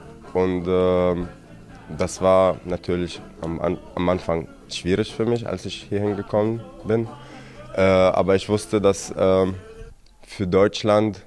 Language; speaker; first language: German; non-native, fluent; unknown